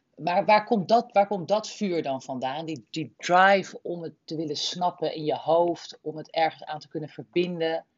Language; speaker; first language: Dutch; native; Dutch